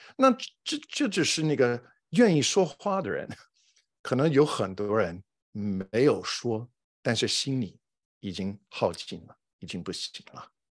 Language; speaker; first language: Chinese; non-native, fluent; English